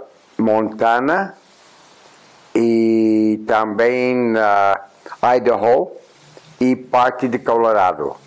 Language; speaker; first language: Portuguese; non-native, fluent; English